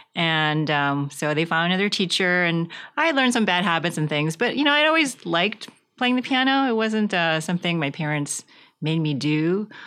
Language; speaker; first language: English; native; English